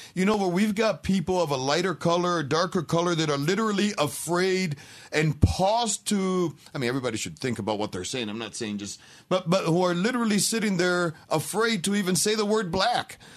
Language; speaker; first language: English; native; English